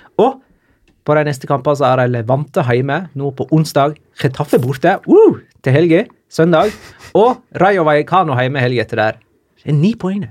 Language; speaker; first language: Norwegian; native; Norwegian